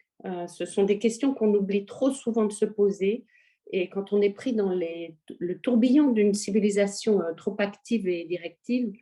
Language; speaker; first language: French; native; French